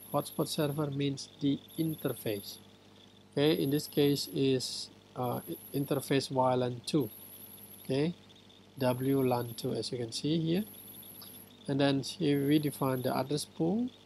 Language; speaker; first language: English; non-native, fluent; Indonesian